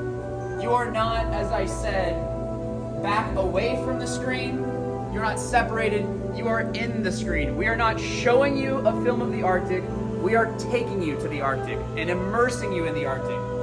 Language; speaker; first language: English; native; English